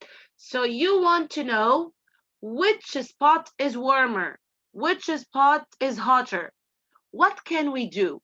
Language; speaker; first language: English; non-native, fluent; Arabic